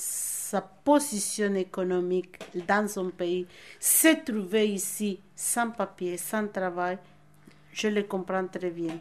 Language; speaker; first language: French; non-native, fluent; Spanish